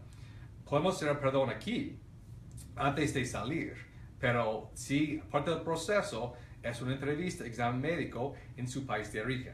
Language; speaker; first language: Spanish; non-native, fluent; English